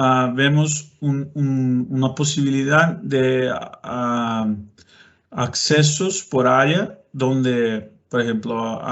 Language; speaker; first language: Spanish; non-native, fluent; Portuguese